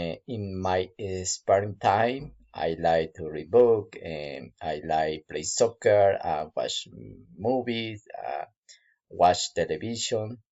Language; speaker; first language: English; non-native, learner; Spanish